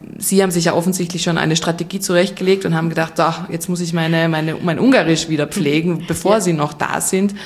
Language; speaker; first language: German; native; German